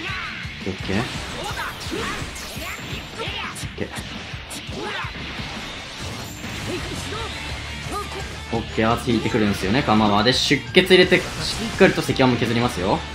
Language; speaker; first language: Japanese; native; Japanese